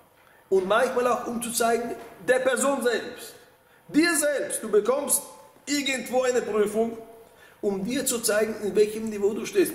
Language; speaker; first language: German; non-native, fluent; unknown